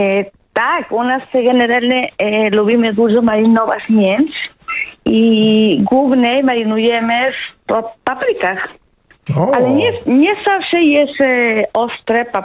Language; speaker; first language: Polish; non-native, fluent; Spanish